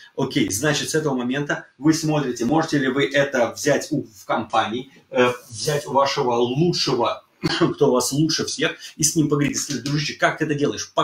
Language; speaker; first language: Russian; early bilingual, heritage; Russian